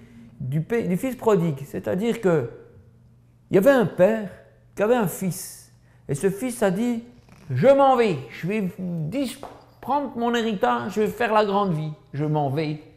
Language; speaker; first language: French; native; French